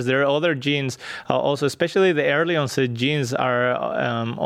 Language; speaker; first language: English; non-native, fluent; Spanish